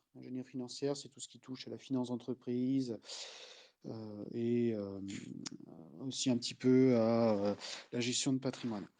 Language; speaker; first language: French; native; French